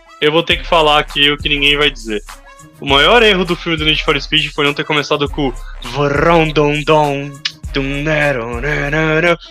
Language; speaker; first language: Portuguese; native; Portuguese